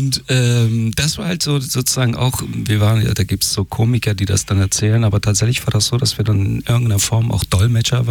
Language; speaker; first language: German; early bilingual, other home language; Persian